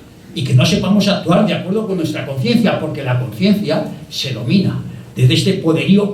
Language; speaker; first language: Spanish; native; Spanish